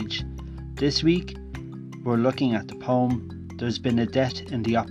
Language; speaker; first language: English; native; English